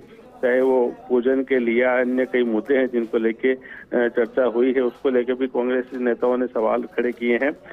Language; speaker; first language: Hindi; native; Hindi